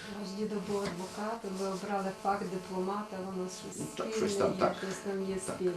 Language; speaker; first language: Ukrainian; native; Ukrainian